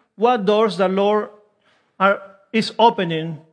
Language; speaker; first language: English; non-native, fluent; Spanish